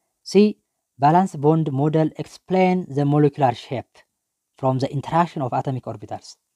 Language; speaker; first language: English; non-native, local second language; Amharic